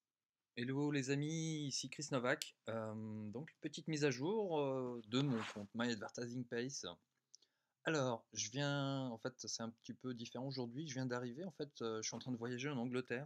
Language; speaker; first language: French; native; French